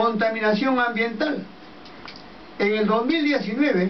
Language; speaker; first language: Spanish; native; Spanish